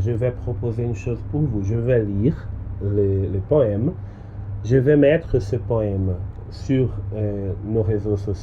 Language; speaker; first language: French; non-native, learner; Portuguese